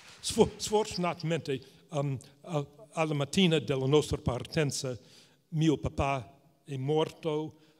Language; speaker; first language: Italian; non-native, fluent; English